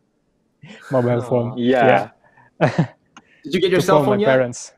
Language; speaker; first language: English; non-native, learner; Russian